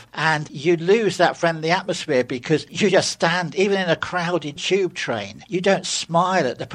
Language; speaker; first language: English; native; English